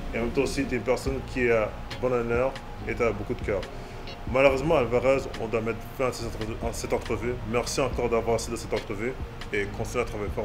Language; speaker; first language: French; native; French